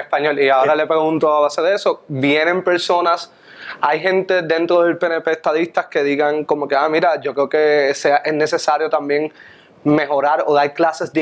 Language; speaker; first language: Spanish; native; Spanish